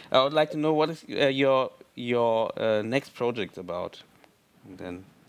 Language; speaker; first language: English; non-native, fluent; German